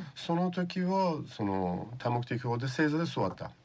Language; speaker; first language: Japanese; non-native, fluent; Persian